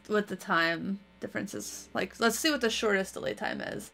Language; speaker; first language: English; native; English